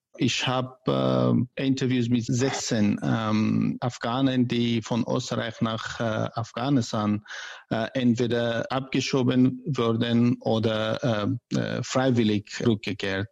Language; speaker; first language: German; non-native, learner; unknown